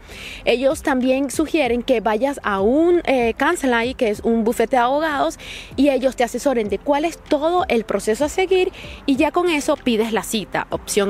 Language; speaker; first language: Spanish; native; Spanish